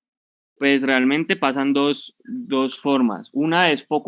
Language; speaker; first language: Spanish; native; Spanish